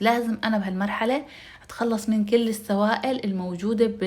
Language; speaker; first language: Arabic; native; Arabic